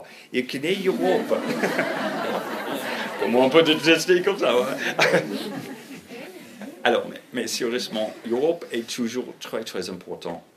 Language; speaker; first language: French; non-native, fluent; English